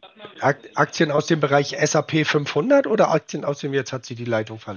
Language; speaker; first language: German; native; German